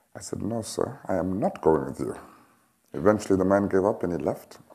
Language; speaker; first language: English; non-native, local second language; Xhosa